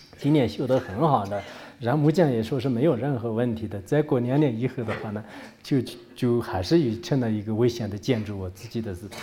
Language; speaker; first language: Chinese; non-native, local second language; Tibetan